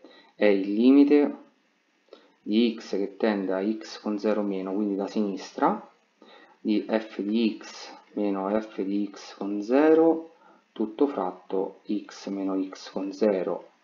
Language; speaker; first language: Italian; native; Italian